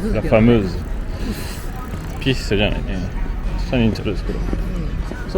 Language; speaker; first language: Japanese; non-native, learner; French